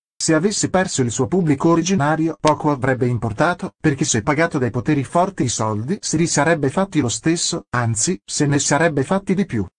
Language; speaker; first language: Italian; native; Italian